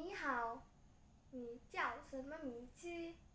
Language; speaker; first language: Chinese; non-native, learner; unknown